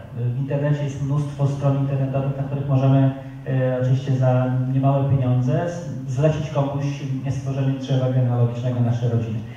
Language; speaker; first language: Polish; native; Polish